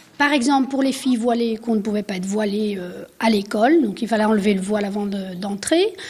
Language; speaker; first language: French; native; French